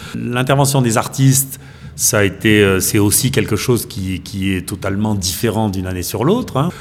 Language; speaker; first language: French; native; French